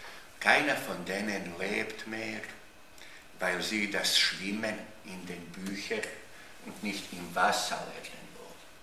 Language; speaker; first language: German; non-native, fluent; Bosnian